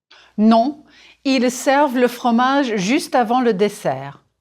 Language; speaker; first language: French; non-native, fluent; English